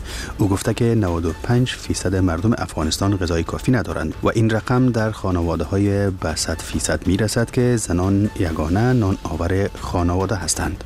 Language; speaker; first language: Persian; native; Persian